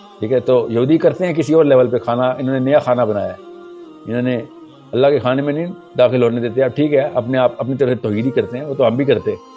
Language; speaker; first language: Urdu; early bilingual, heritage; Urdu